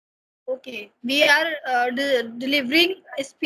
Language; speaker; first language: English; non-native, learner; Hindi